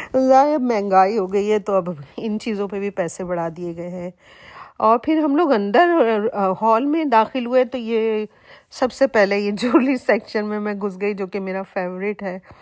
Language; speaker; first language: Urdu; native; Urdu